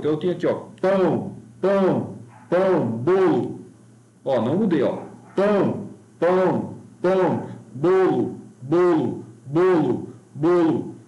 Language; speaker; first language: Portuguese; native; Portuguese